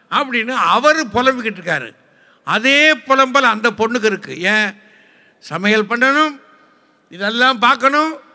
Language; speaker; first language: Tamil; native; Tamil